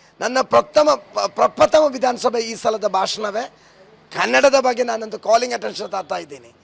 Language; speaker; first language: Kannada; native; Kannada